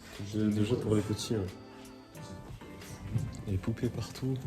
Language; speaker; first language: French; native; French